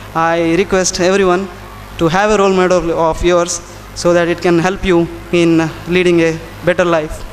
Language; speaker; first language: English; non-native, local second language; Kannada